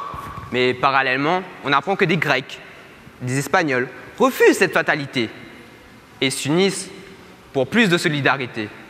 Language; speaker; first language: French; native; French